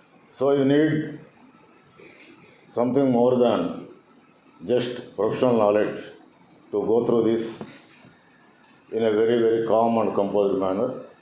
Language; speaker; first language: English; non-native, local second language; Telugu